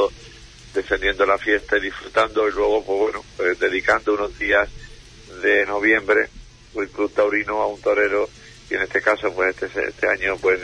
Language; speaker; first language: Spanish; native; Spanish